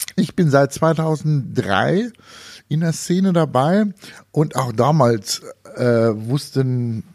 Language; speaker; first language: German; native; German